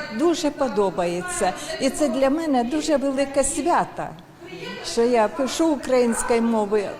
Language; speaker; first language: Ukrainian; non-native, local second language; Russian